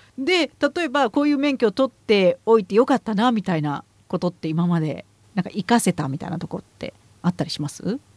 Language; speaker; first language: Japanese; native; Japanese